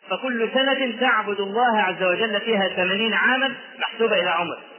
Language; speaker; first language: Arabic; native; Arabic